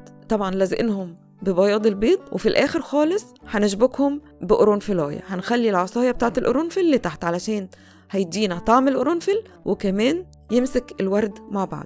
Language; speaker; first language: Arabic; native; Arabic